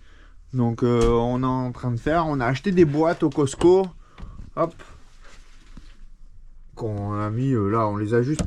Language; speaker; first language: French; native; French